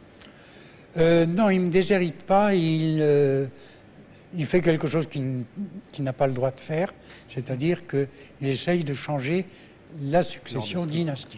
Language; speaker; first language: French; native; French